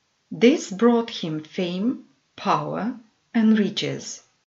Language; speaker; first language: English; non-native, fluent; Romanian